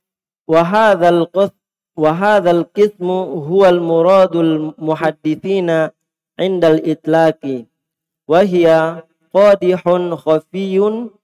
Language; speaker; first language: Arabic; non-native, fluent; Indonesian